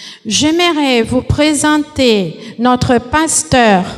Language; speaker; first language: French; non-native, fluent; Portuguese